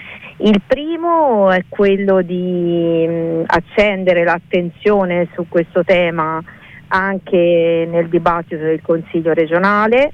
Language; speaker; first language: Italian; native; Italian